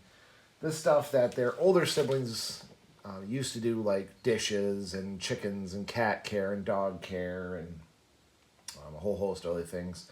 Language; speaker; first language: English; native; English